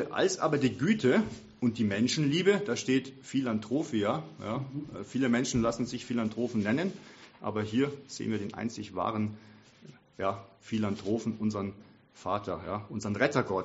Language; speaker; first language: German; native; German